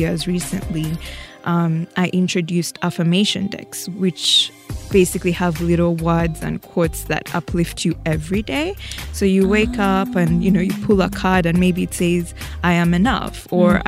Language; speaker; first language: English; non-native, local second language; Ganda